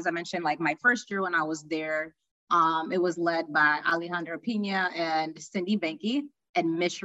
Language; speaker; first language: English; native; English